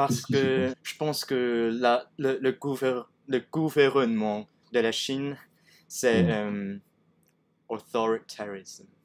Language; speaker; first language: French; non-native, learner; Cantonese